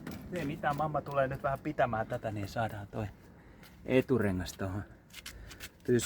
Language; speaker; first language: Finnish; native; Finnish